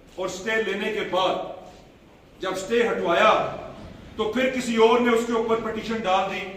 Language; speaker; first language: Urdu; non-native, local second language; Punjabi